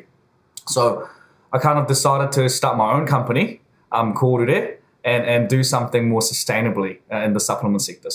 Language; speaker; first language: English; native; English